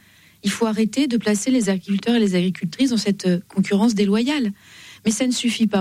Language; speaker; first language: French; native; French